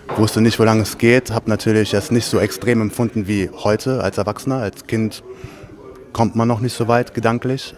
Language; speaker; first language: German; native; German